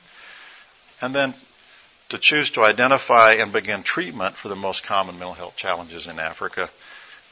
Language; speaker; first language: English; native; English